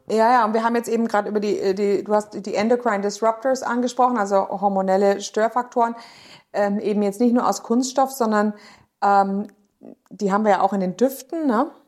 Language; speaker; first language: German; native; German